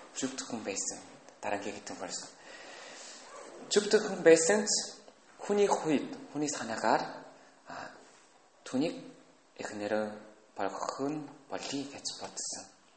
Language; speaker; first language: Mongolian; non-native, fluent; Korean